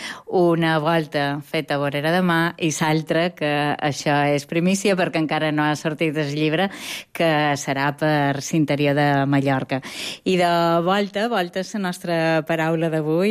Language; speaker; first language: Catalan; native; Catalan